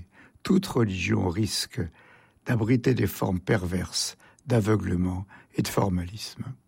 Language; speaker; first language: French; native; French